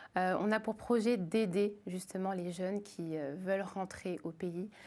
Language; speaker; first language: French; native; French